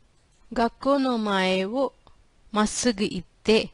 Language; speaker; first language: Japanese; non-native, fluent; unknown